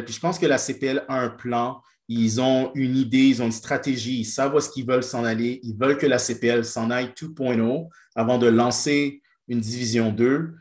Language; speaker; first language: French; native; French